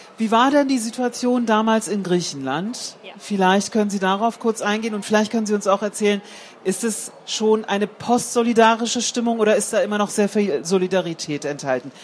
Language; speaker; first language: German; native; German